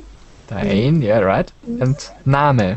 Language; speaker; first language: English; non-native, learner; German